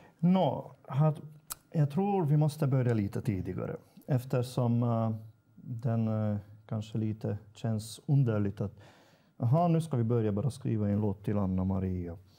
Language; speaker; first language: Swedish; non-native, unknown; Hungarian